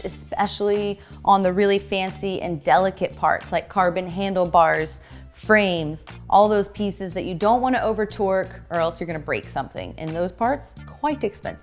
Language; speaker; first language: English; native; English